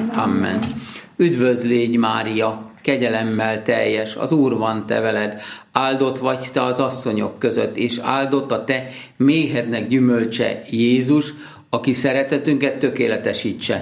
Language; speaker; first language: Hungarian; native; Hungarian